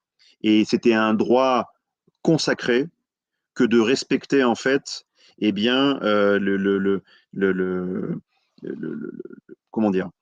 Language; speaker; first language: French; native; French